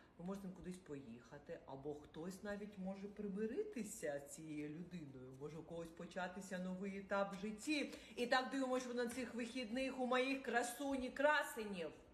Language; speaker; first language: Ukrainian; non-native, local second language; Russian